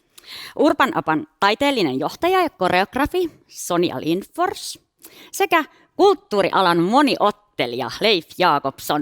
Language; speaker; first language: Finnish; native; Finnish